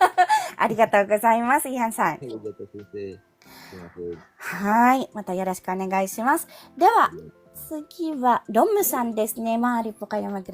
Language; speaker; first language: Japanese; non-native, fluent; Filipino